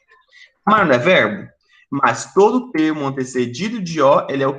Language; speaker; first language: Portuguese; native; Portuguese